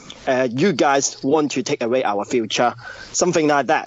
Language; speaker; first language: English; early bilingual, other home language; Chinese